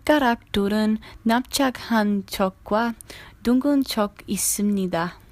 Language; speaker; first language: Korean; non-native, learner; English